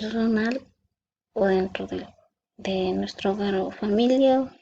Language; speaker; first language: Spanish; native; Spanish